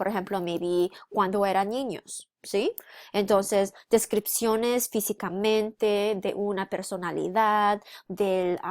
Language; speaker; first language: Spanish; non-native, fluent; English